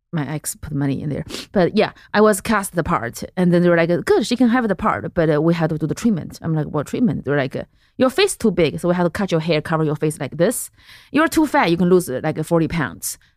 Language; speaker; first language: English; non-native, fluent; Chinese